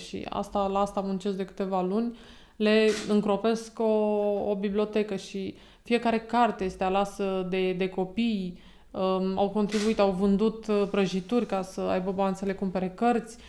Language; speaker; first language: Romanian; native; Romanian